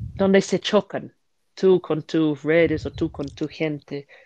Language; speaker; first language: Spanish; non-native, fluent; English